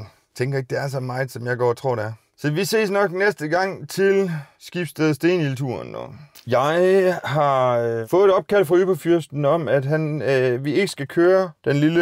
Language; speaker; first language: Danish; native; Danish